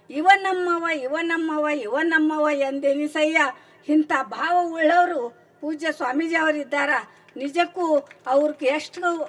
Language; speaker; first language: Kannada; non-native, local second language; Marathi